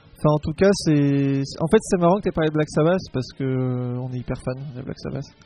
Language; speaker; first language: French; native; French